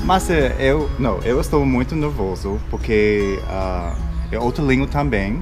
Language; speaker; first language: Portuguese; non-native, learner; English